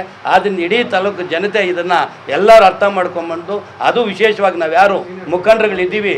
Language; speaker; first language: Kannada; native; Kannada